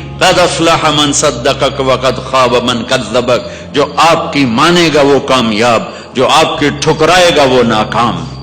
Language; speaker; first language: Urdu; non-native, local second language; Punjabi